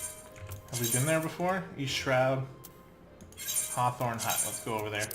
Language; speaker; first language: English; native; English